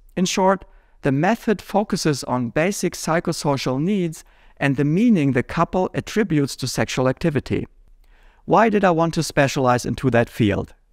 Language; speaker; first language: English; non-native, fluent; German